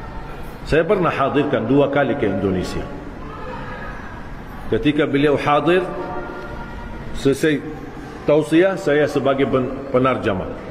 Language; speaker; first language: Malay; non-native, fluent; Arabic